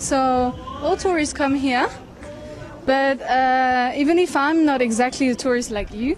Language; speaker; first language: English; non-native, fluent; French